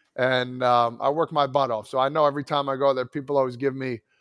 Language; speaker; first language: English; native; English